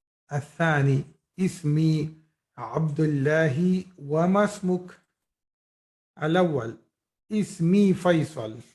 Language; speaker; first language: Arabic; non-native, fluent; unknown